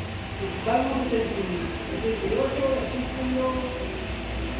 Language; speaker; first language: Spanish; native; Spanish